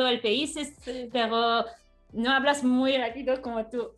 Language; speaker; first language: Spanish; non-native, learner; English